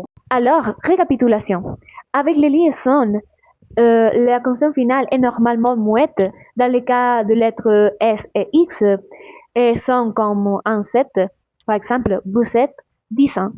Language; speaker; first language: French; non-native, learner; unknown